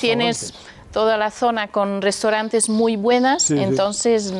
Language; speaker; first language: Spanish; non-native, learner; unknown